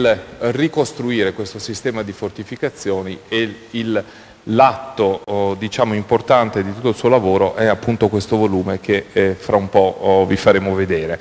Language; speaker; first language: Italian; native; Italian